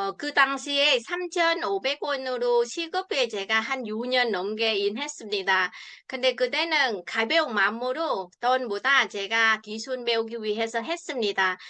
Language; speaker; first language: Korean; non-native, fluent; Vietnamese